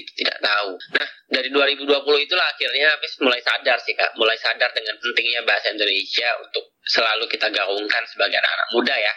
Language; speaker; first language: Indonesian; native; Indonesian